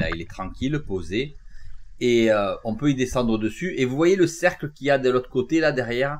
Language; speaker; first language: French; native; French